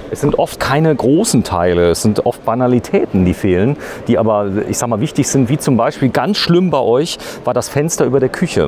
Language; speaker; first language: German; native; German